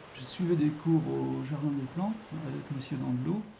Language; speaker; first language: French; native; French